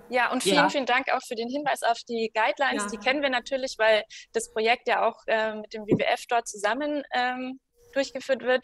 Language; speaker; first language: German; native; German